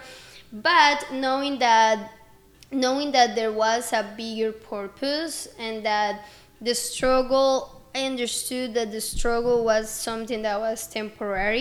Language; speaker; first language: English; non-native, fluent; Spanish